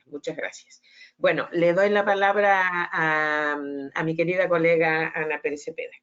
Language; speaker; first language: Spanish; native; Spanish